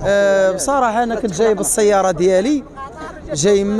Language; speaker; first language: Arabic; native; Arabic